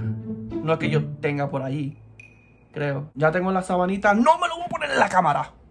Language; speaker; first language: Spanish; early bilingual, heritage; Spanish